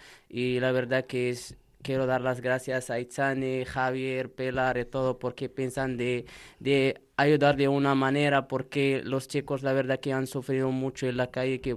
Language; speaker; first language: Spanish; non-native, learner; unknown